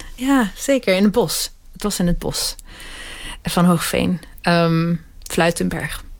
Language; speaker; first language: Dutch; early bilingual, other home language; Hebrew